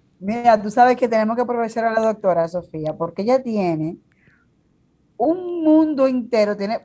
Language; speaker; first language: Spanish; native; Spanish